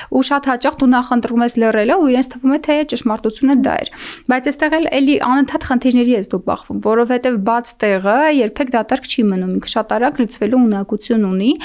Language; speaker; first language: Armenian; native; Armenian